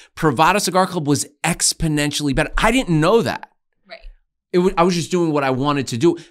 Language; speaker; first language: English; native; English